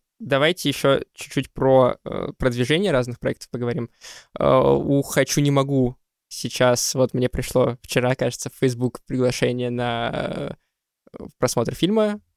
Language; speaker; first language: Russian; native; Russian